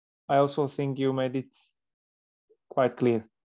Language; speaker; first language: English; non-native, fluent; Slovak